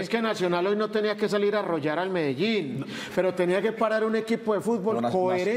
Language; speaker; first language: Spanish; native; Spanish